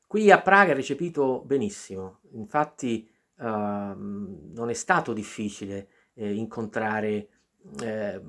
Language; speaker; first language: Italian; native; Italian